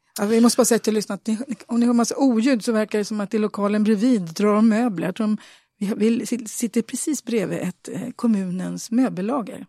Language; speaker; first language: Swedish; native; Swedish